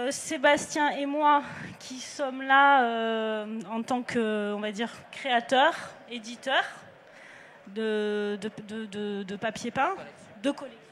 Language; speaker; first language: French; native; French